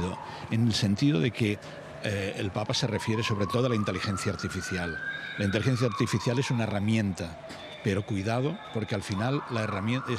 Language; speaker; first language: Spanish; native; Spanish